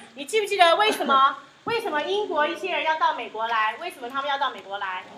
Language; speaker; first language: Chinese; early bilingual, heritage; Chinese